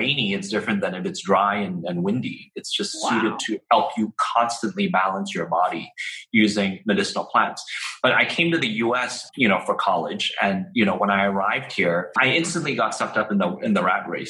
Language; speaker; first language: English; non-native, local second language; Cantonese